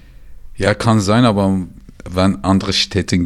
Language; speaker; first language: German; non-native, learner; Turkish